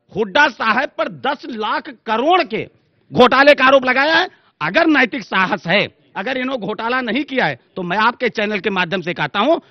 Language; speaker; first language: Hindi; native; Hindi